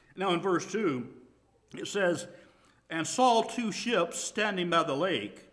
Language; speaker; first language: English; native; English